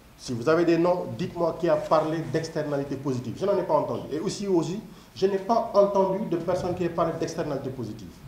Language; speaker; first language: French; non-native, local second language; Wolof